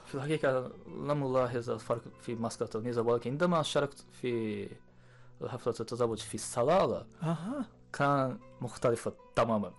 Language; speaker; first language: Arabic; non-native, learner; Japanese